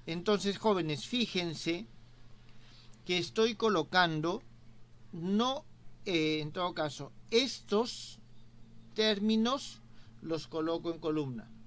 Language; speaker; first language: Spanish; native; Spanish